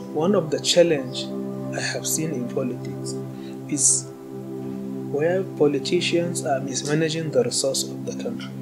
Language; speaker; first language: English; non-native, local second language; Hausa